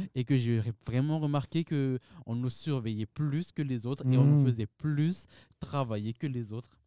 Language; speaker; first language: French; non-native, local second language; Malagasy